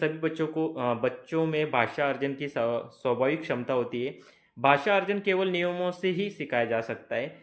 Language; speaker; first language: Hindi; non-native, local second language; Marathi